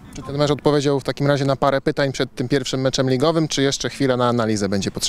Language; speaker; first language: Polish; native; Polish